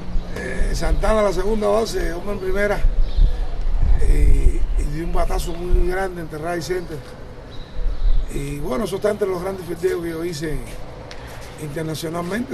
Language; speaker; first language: Spanish; native; Spanish